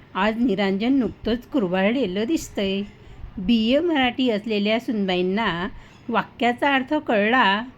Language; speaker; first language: Marathi; non-native, local second language; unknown